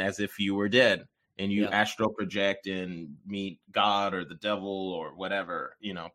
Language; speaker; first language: English; early bilingual, other home language; Yoruba